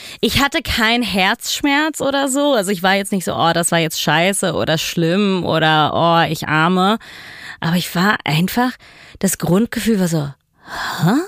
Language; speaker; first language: German; non-native, fluent; Italian